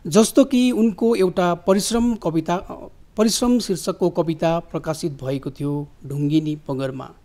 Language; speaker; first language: Nepali; native; Nepali